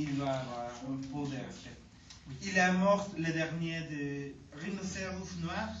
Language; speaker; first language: French; non-native, learner; Spanish